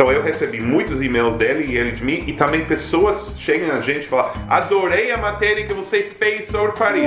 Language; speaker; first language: Portuguese; non-native, fluent; English